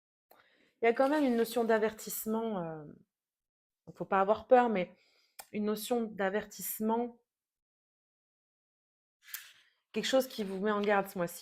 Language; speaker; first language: French; native; French